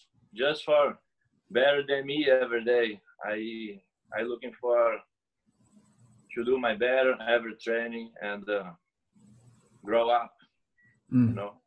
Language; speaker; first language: English; non-native, learner; Portuguese